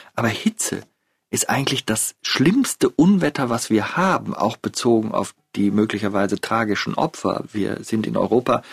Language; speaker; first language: German; native; German